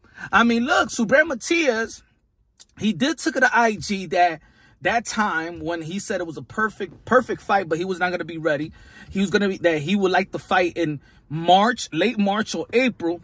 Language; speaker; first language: English; early bilingual, other home language; Spanish